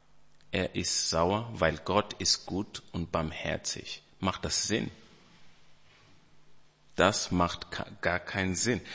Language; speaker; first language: German; non-native, fluent; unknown